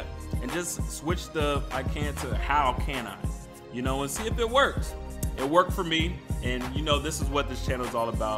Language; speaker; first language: English; native; English